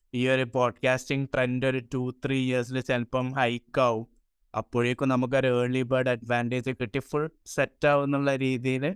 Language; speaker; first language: Malayalam; early bilingual, heritage; Malayalam